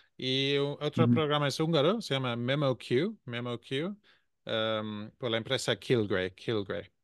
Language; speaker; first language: Spanish; non-native, fluent; English